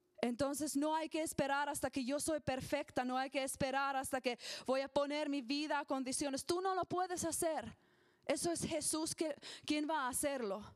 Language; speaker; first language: Spanish; non-native, learner; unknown